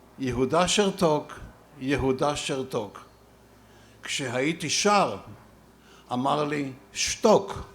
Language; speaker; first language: Hebrew; native; Hebrew